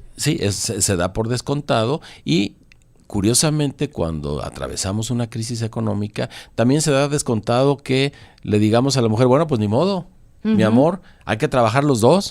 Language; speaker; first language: Spanish; native; Spanish